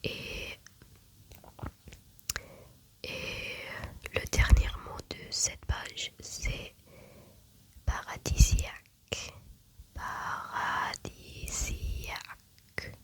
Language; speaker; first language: French; non-native, learner; German